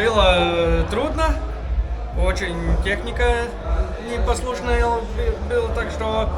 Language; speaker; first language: Russian; non-native, local second language; Lithuanian